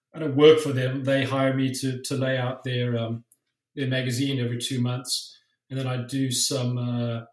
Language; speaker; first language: English; native; English